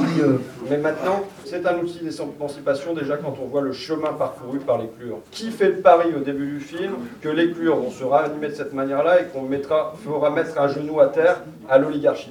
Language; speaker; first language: French; native; French